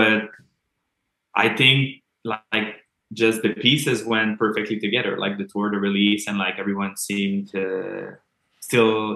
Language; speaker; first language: English; non-native, fluent; French